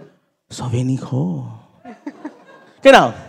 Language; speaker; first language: German; non-native, learner; Spanish